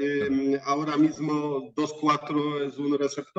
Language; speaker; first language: Spanish; non-native, fluent; Polish